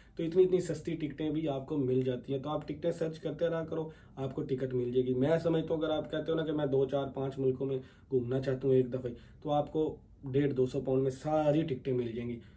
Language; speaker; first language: Urdu; native; Urdu